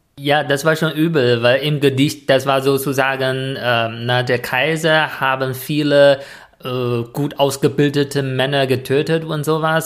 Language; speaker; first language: German; non-native, fluent; Chinese